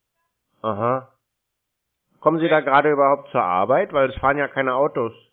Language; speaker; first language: German; native; German